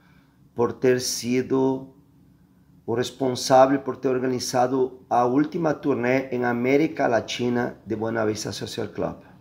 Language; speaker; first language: Portuguese; non-native, fluent; Spanish